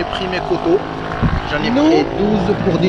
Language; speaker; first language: French; native; French